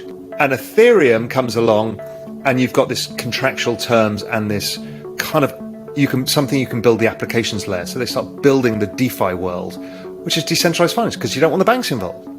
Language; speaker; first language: English; native; English